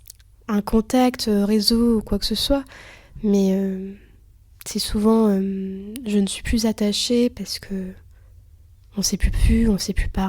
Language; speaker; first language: French; early bilingual, other home language; Lithuanian